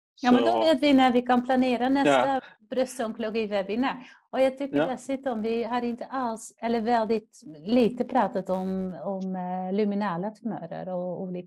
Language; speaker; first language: Swedish; non-native, fluent; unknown